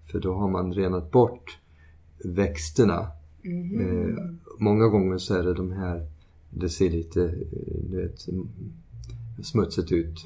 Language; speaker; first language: Swedish; early bilingual, heritage; Swedish